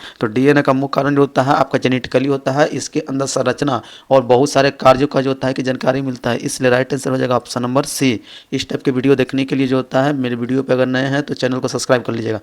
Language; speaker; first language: Hindi; native; Hindi